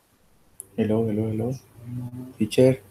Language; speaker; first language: English; non-native, learner; Spanish